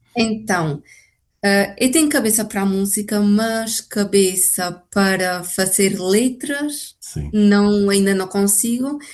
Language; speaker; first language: Portuguese; native; Portuguese